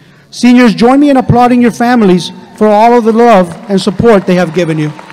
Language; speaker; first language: English; native; English